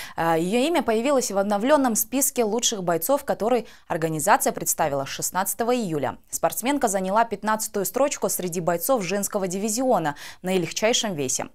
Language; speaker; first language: Russian; non-native, local second language; Kyrgyz